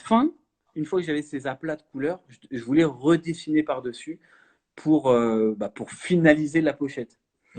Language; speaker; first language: French; native; French